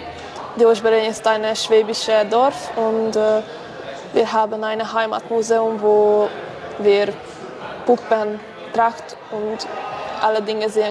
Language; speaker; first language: German; non-native, local second language; Hungarian